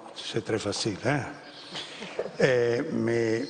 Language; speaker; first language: French; non-native, fluent; Italian